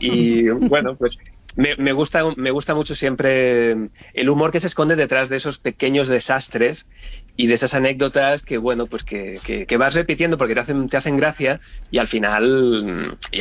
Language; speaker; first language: Spanish; native; Spanish